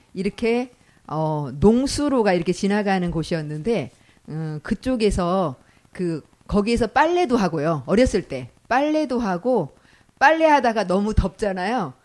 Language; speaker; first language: Korean; native; Korean